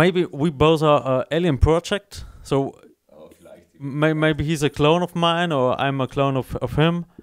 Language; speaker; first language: English; non-native, learner; German